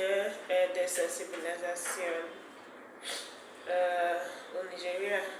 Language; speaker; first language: French; non-native, fluent; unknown